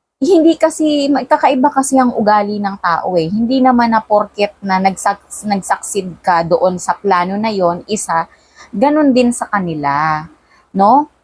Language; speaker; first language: Filipino; non-native, local second language; Cebuano